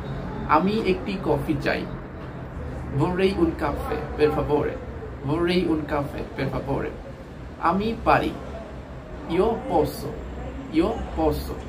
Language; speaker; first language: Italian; non-native, learner; Bangla